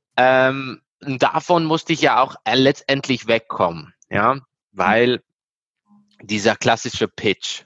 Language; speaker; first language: German; early bilingual, heritage; German